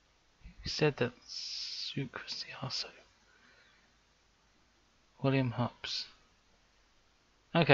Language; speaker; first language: English; native; English